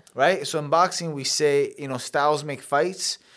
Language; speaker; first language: English; early bilingual, other home language; Italian